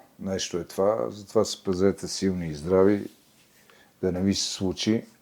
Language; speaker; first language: Bulgarian; native; Bulgarian